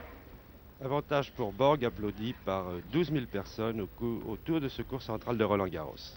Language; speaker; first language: French; native; French